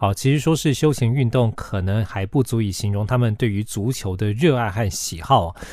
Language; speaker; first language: Chinese; native; Chinese